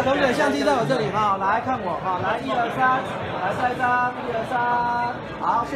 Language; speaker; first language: Chinese; native; Chinese